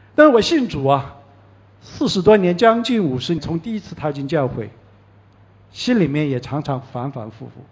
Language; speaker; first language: Chinese; early bilingual, heritage; Chinese